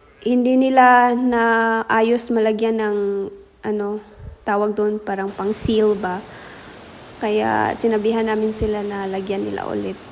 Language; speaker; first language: Filipino; native; Filipino